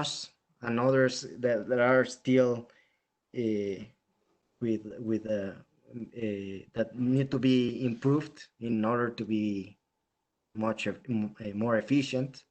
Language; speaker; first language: English; non-native, fluent; Spanish